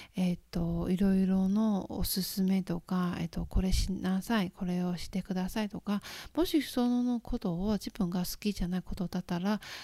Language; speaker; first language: Japanese; non-native, learner; Chinese